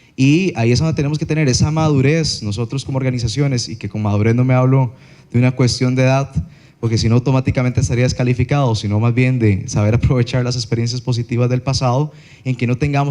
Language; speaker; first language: Spanish; native; Spanish